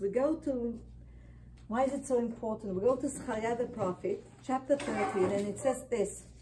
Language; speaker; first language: English; non-native, fluent; Hebrew